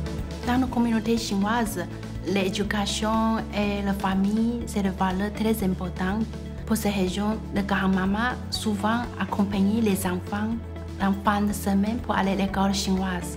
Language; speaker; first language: French; non-native, fluent; Chinese